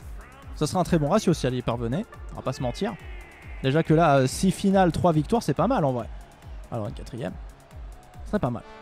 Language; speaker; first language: French; native; French